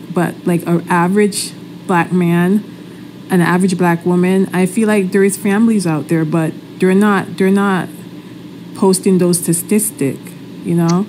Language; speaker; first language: English; native; English